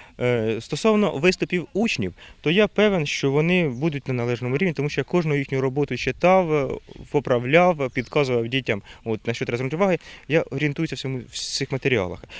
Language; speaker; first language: Ukrainian; native; Ukrainian